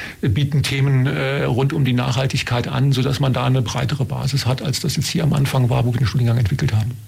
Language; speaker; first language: German; native; German